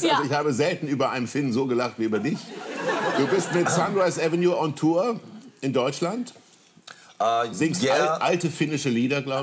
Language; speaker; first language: German; native; German